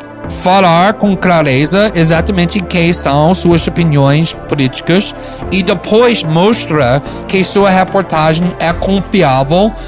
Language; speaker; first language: Portuguese; non-native, fluent; English